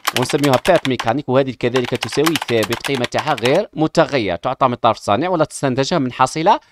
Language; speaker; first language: Arabic; native; Arabic